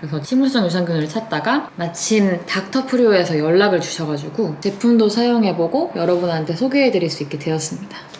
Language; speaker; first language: Korean; native; Korean